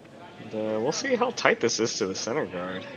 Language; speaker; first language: English; native; English